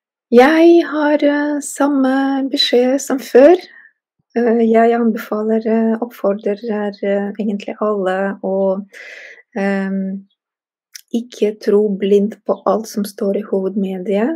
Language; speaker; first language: Swedish; non-native, fluent; Russian